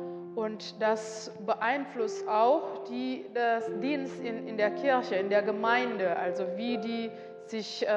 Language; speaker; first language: German; non-native, learner; Indonesian